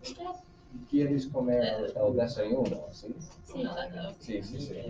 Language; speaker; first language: Spanish; non-native, fluent; English